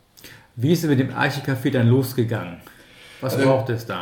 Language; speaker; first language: German; native; German